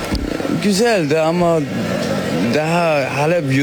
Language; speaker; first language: Turkish; non-native, learner; Arabic